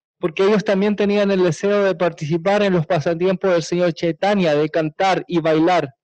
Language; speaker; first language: Spanish; native; Spanish